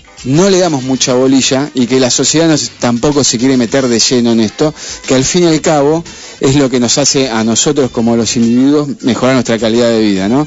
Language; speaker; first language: Spanish; native; Spanish